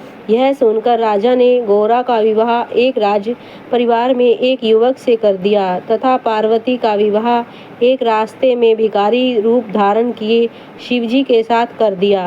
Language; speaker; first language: Hindi; native; Hindi